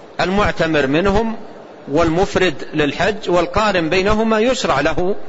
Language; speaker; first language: Arabic; native; Arabic